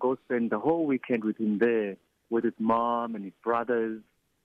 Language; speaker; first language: English; non-native, local second language; Xhosa